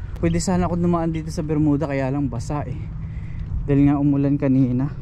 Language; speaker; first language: Filipino; native; Filipino